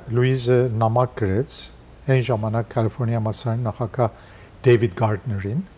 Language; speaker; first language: Armenian; native; Armenian